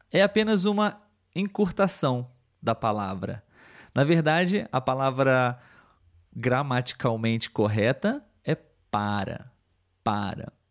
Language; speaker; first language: Portuguese; native; Portuguese